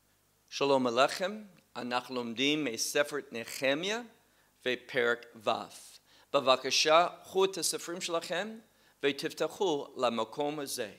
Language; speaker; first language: Hebrew; non-native, fluent; English